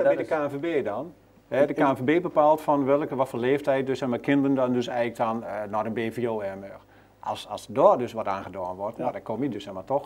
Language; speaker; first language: Dutch; native; Dutch